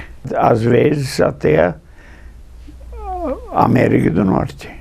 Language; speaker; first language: Portuguese; non-native, fluent; English